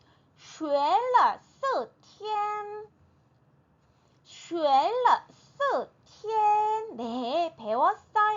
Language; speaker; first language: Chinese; non-native, fluent; Korean